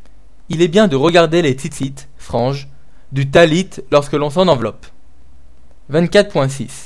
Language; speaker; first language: French; native; French